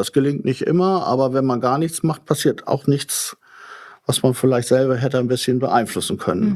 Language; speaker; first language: German; native; German